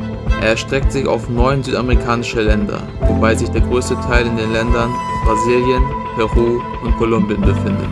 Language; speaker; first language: German; native; German